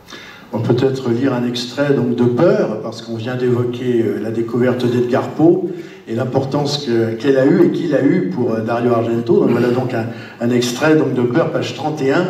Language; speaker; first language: French; native; French